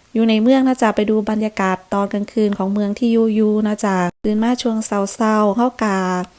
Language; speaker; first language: Thai; native; Thai